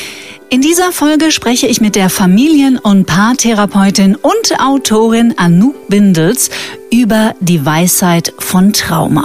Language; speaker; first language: German; native; German